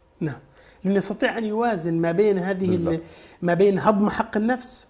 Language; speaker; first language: Arabic; native; Arabic